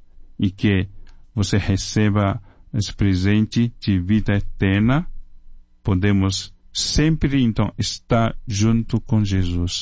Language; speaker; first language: Portuguese; non-native, fluent; Chinese